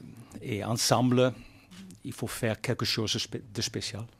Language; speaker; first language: French; non-native, learner; Dutch